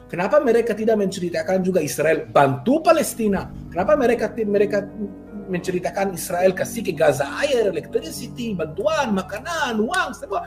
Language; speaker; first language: Indonesian; non-native, fluent; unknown